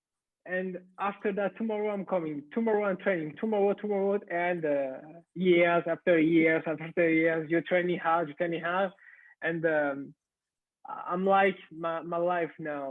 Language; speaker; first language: English; non-native, learner; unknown